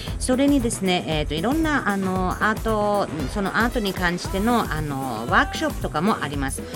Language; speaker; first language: Japanese; non-native, fluent; German